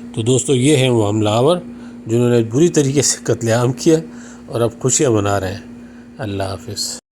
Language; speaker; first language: Urdu; native; Urdu